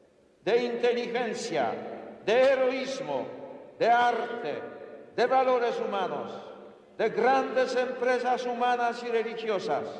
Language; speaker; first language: Spanish; non-native, fluent; Polish